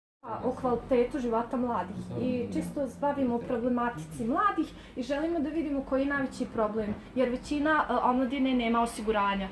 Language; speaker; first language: Bosnian; native; Bosnian